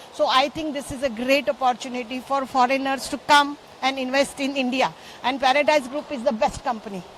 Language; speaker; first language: Hindi; native; Hindi